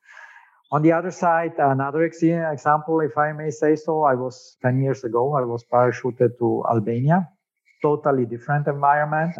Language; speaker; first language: English; non-native, fluent; German